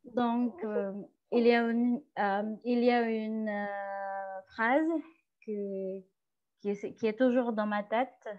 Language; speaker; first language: French; non-native, fluent; Indonesian